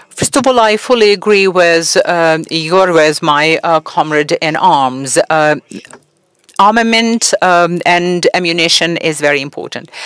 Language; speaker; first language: English; non-native, fluent; Persian